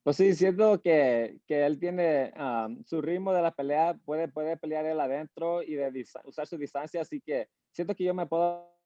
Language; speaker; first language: Spanish; early bilingual, heritage; Spanish